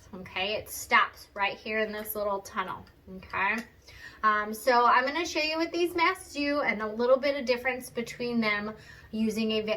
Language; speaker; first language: English; native; English